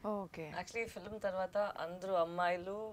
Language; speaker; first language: Telugu; non-native, learner; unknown